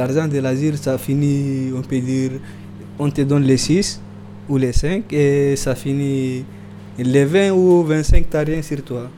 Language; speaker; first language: French; non-native, fluent; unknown